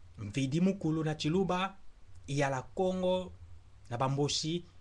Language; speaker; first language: Lingala; non-native, local second language; Kongo